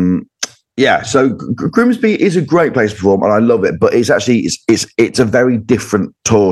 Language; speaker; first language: English; native; English